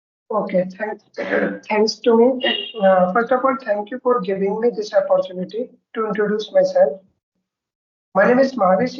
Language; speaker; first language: English; non-native, learner; Hindi